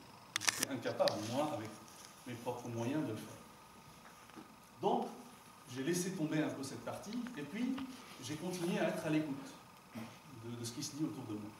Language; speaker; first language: French; non-native, local second language; Arabic